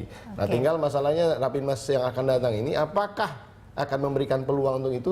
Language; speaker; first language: Indonesian; native; Indonesian